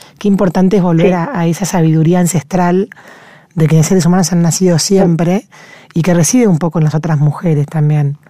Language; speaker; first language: Spanish; native; Spanish